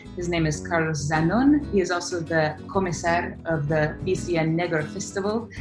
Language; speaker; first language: English; native; English